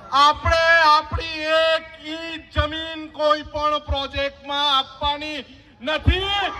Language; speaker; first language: Gujarati; non-native, local second language; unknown